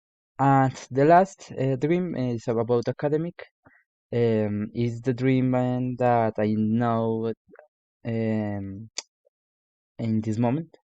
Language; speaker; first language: English; non-native, learner; Spanish